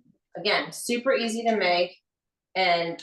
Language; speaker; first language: English; native; English